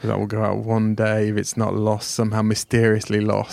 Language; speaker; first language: English; native; English